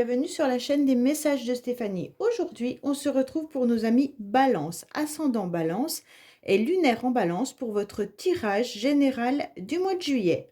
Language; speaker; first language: French; native; French